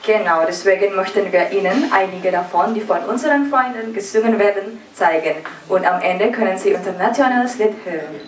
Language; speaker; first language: German; non-native, learner; Indonesian